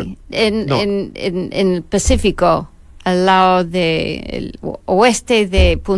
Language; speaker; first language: Spanish; non-native, fluent; English